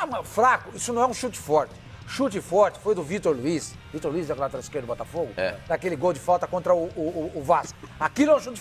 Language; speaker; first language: Portuguese; native; Portuguese